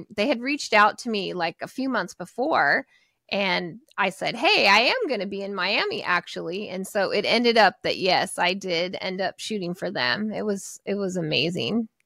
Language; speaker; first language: English; native; English